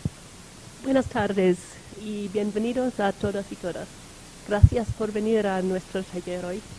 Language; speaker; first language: Spanish; non-native, fluent; English